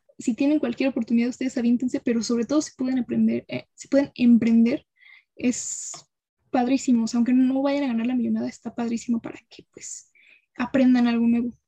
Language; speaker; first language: Spanish; native; Spanish